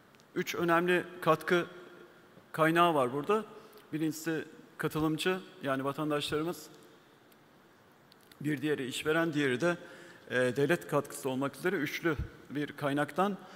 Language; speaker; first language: Turkish; native; Turkish